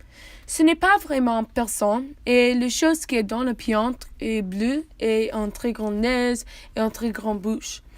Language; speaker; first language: French; non-native, learner; English